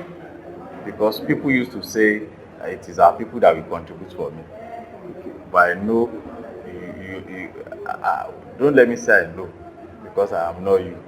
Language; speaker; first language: English; non-native, local second language; Yoruba